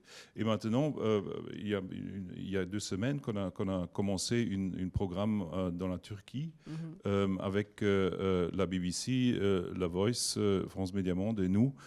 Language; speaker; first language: French; non-native, learner; German